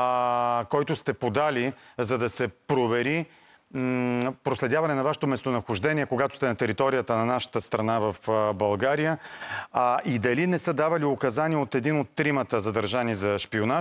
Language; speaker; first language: Bulgarian; native; Bulgarian